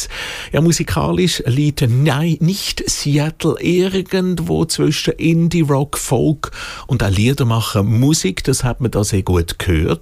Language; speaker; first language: German; native; German